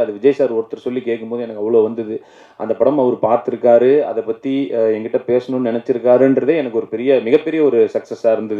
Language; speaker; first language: Tamil; native; Tamil